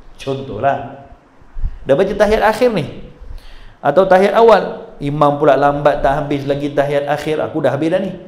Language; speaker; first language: Malay; native; Malay